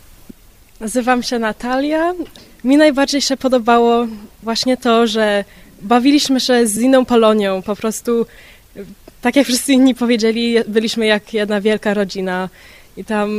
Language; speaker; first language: Polish; early bilingual, heritage; Polish